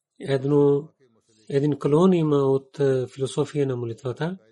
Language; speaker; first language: Bulgarian; non-native, learner; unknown